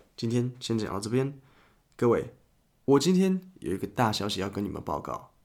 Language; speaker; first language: Chinese; native; Chinese